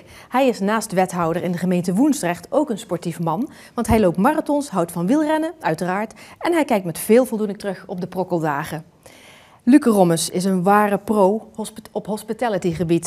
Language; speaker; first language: Dutch; native; Dutch